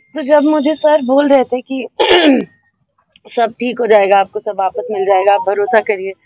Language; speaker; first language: Hindi; native; Hindi